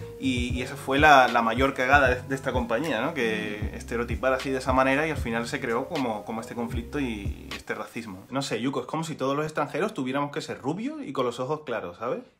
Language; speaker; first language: Spanish; native; Spanish